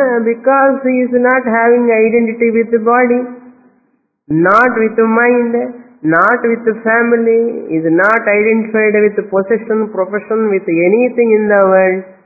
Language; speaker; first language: English; non-native, local second language; Tamil